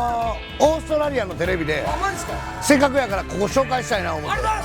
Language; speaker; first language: Japanese; native; Japanese